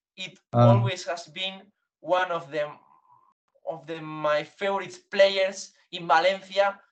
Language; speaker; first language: English; non-native, learner; Spanish